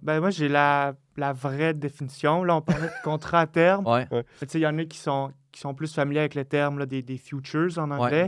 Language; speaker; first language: French; native; French